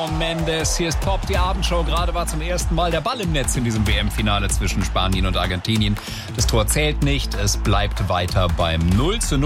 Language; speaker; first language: German; native; German